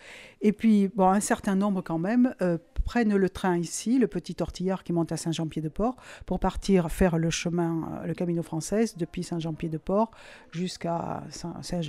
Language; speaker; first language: French; native; French